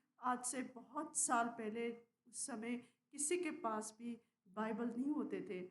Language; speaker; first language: Hindi; non-native, local second language; Nepali